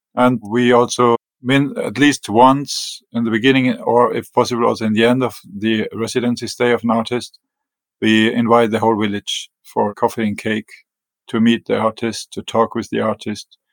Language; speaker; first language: English; non-native, fluent; German